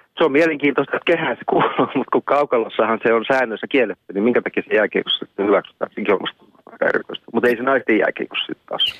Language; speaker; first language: Finnish; native; Finnish